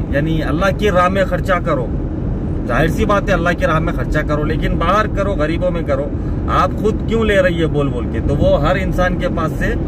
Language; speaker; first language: Hindi; native; Hindi